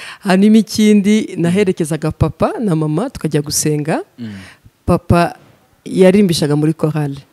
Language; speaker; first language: Kinyarwanda; early bilingual, heritage; Kinyarwanda